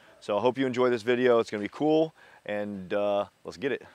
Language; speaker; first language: English; native; English